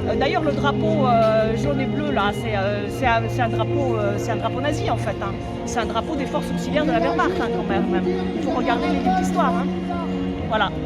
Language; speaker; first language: French; non-native, fluent; Polish